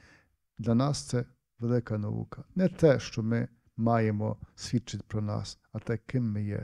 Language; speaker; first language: Ukrainian; native; Ukrainian